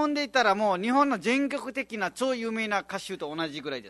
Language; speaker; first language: Japanese; non-native, fluent; Nepali